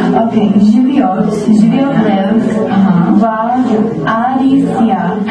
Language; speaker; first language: Russian; non-native, learner; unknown